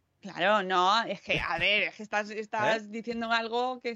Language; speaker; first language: Spanish; native; Spanish